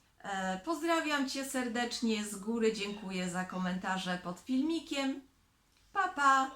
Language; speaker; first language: Polish; native; Polish